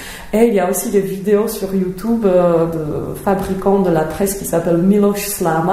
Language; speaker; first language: French; non-native, fluent; Czech